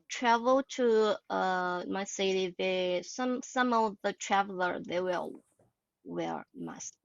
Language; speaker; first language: English; non-native, learner; Chinese